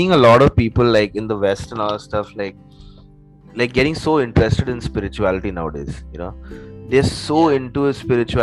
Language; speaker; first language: English; native; English